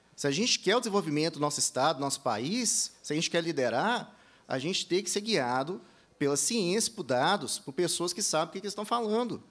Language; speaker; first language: Portuguese; early bilingual, heritage; English